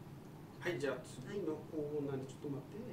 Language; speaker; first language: Japanese; native; Japanese